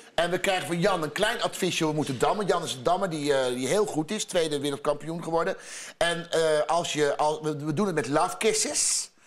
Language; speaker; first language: Dutch; native; Dutch